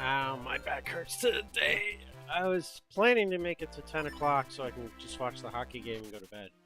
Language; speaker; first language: English; native; English